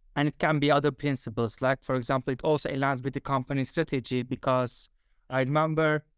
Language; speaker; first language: English; non-native, fluent; Turkish